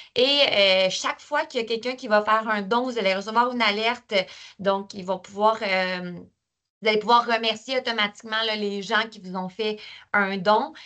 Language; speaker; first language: French; native; French